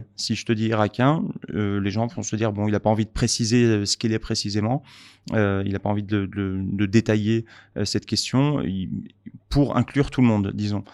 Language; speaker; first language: French; native; French